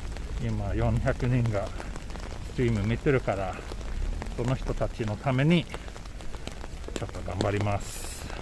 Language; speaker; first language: Japanese; non-native, fluent; Swedish